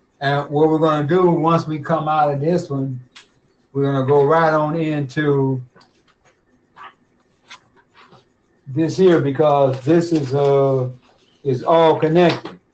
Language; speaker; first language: English; native; English